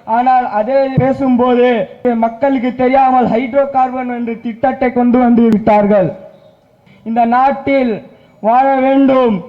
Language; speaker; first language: Tamil; non-native, local second language; Urdu